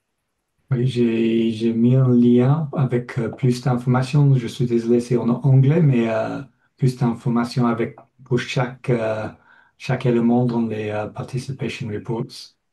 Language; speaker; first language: French; non-native, fluent; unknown